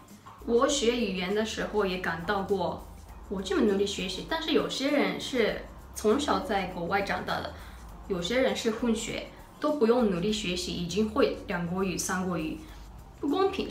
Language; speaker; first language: Chinese; non-native, fluent; Japanese